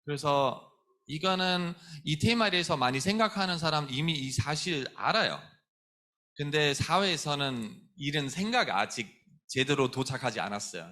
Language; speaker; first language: Korean; non-native, fluent; German